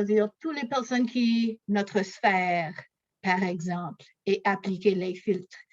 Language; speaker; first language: French; non-native, local second language; English